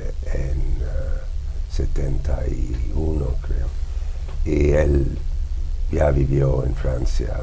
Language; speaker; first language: Spanish; non-native, fluent; English